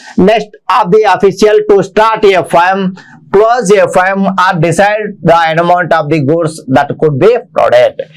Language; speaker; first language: English; non-native, local second language; Telugu